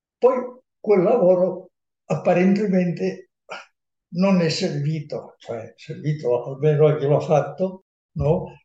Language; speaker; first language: Italian; non-native, fluent; Catalan